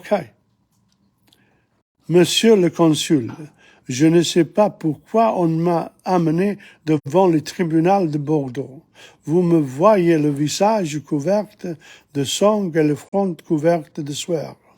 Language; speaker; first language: French; non-native, fluent; English